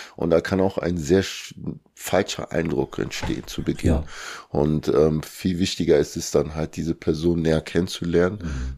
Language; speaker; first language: German; early bilingual, other home language; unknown